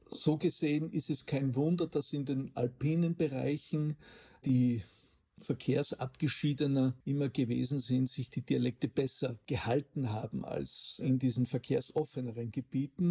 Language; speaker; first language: German; native; German